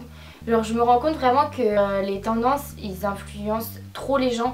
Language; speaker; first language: French; native; French